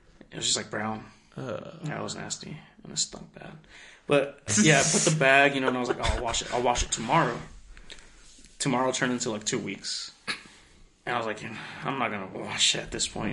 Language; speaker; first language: English; early bilingual, other home language; Spanish